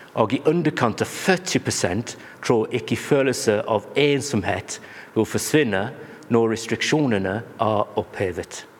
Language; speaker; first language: Norwegian; non-native, fluent; English